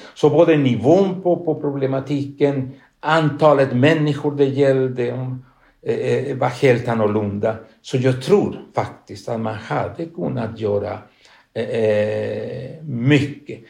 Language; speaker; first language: Swedish; non-native, fluent; Spanish